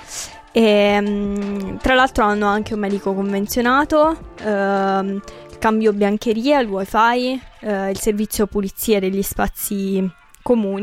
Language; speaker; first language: Italian; native; Italian